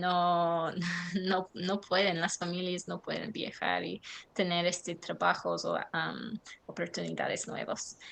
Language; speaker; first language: Spanish; non-native, learner; English